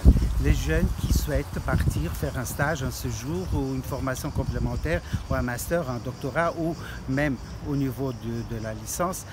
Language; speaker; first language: French; non-native, fluent; Portuguese